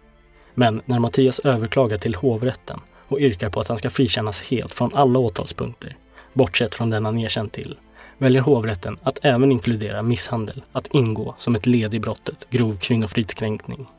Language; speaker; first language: Swedish; native; Swedish